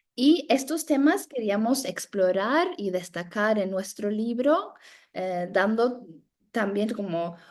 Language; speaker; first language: Spanish; non-native, fluent; Norwegian